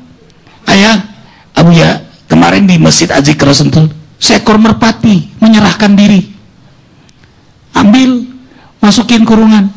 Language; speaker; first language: Indonesian; native; Indonesian